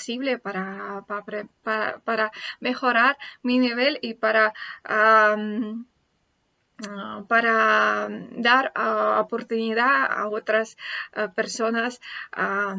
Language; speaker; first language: Spanish; non-native, fluent; Russian